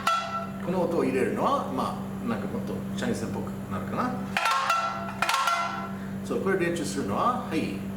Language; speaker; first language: Japanese; non-native, fluent; English